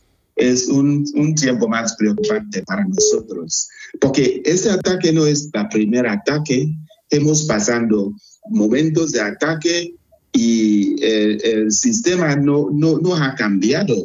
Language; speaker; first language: Spanish; non-native, fluent; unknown